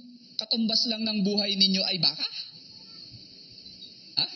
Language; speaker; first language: Filipino; native; Filipino